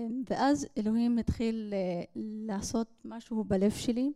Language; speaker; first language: Hebrew; non-native, local second language; Arabic